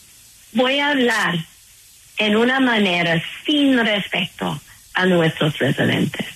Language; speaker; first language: Spanish; non-native, fluent; English